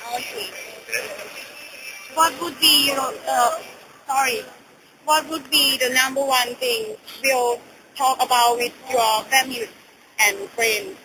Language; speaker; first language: English; non-native, learner; Thai